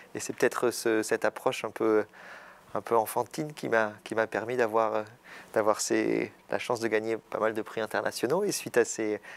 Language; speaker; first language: French; native; French